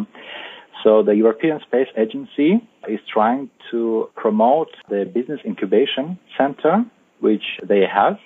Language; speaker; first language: English; non-native, fluent; Uzbek